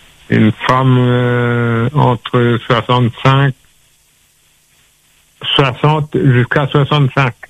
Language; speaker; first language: French; non-native, local second language; Réunion Creole French